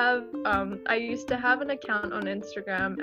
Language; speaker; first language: English; native; English